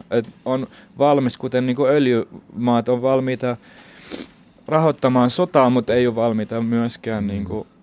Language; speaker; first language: Finnish; non-native, fluent; Arabic